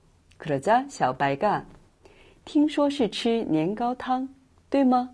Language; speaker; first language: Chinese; non-native, fluent; Korean